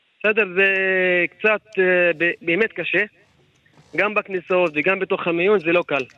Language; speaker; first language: Hebrew; non-native, local second language; Arabic